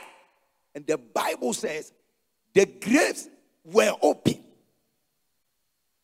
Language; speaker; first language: English; non-native, local second language; Akan